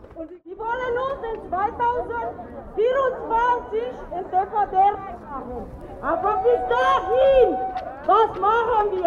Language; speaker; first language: German; non-native, learner; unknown